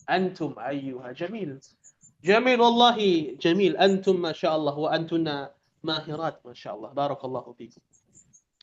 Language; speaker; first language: Arabic; non-native, fluent; Indonesian